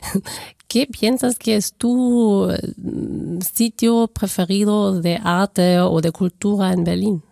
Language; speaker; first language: Spanish; non-native, fluent; German